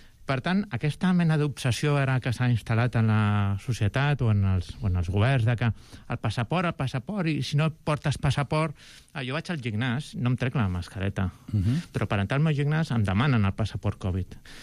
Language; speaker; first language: Catalan; native; Catalan